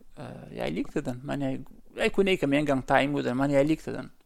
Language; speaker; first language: Norwegian; non-native, learner; Central Kurdish